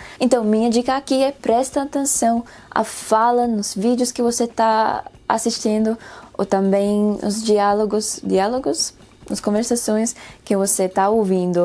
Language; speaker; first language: Portuguese; non-native, fluent; Spanish